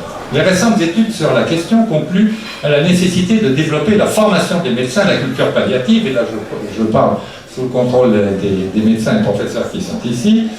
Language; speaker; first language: French; native; French